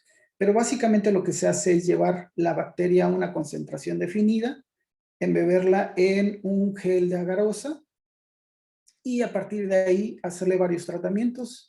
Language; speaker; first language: Spanish; native; Spanish